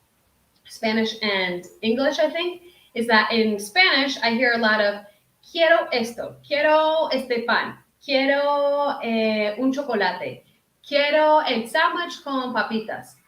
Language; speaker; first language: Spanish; early bilingual, heritage; Spanish